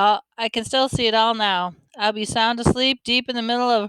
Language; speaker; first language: English; native; English